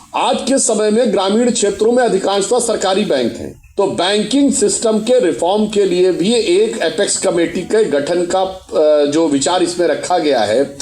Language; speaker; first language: Hindi; native; Hindi